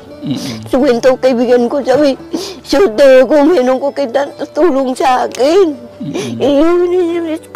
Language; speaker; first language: Filipino; non-native, learner; Vietnamese